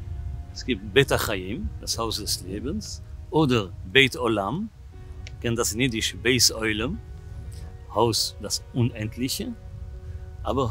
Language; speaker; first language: German; non-native, fluent; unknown